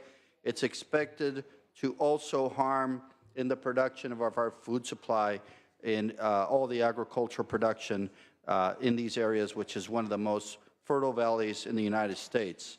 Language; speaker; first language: English; native; English